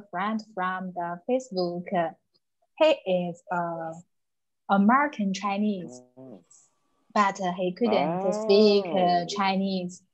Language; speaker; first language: English; non-native, learner; Chinese